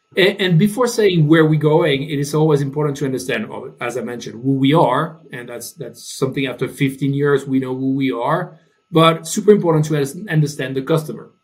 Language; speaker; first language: English; non-native, fluent; French